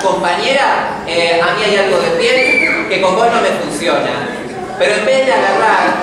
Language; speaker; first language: Spanish; native; Spanish